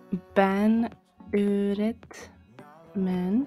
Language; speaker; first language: Turkish; non-native, learner; English